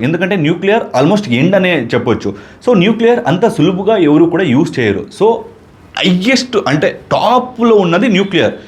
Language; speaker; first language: Telugu; non-native, local second language; Kannada